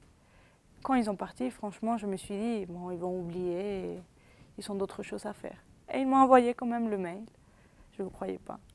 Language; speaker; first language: French; early bilingual, other home language; Spanish